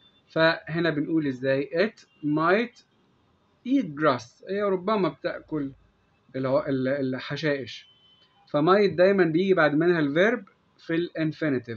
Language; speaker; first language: Arabic; native; Arabic